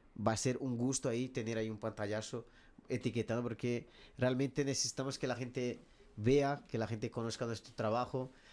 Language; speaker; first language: Spanish; non-native, fluent; Portuguese